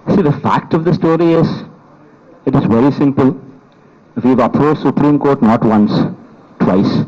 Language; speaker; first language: English; non-native, local second language; Telugu